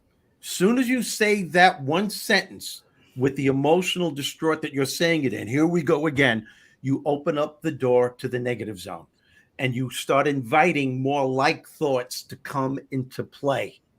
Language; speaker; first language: English; native; English